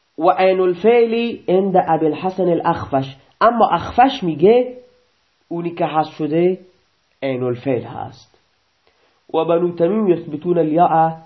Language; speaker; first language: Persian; non-native, local second language; Baluchi